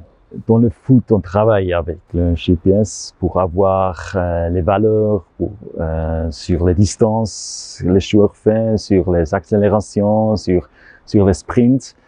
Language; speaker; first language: French; non-native, learner; German